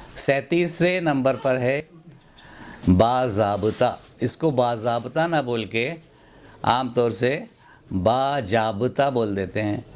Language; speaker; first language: Hindi; native; Hindi